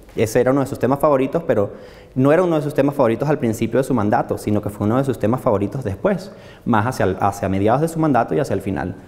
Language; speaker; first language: Spanish; native; Spanish